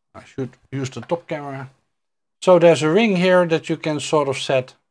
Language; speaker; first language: English; non-native, fluent; Dutch